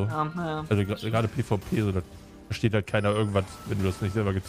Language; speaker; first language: German; native; German